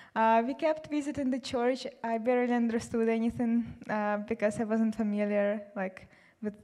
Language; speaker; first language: English; non-native, fluent; Russian